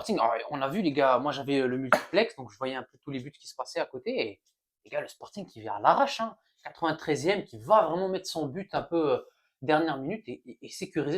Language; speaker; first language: French; native; French